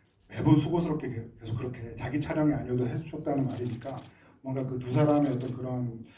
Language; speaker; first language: Korean; native; Korean